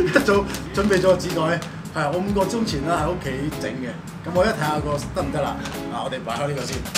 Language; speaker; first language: Cantonese; native; Cantonese